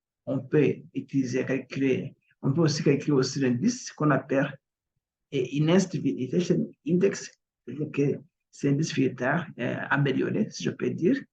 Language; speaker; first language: French; non-native, local second language; Kinyarwanda